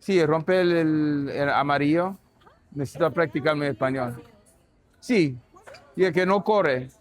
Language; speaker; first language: Spanish; non-native, learner; English